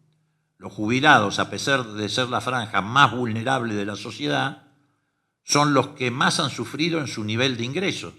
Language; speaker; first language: Spanish; native; Spanish